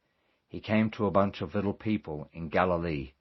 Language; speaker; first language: English; native; English